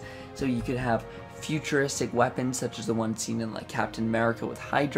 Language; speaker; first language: English; native; English